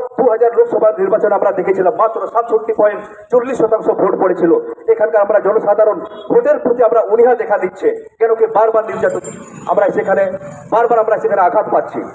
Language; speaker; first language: Bangla; native; Bangla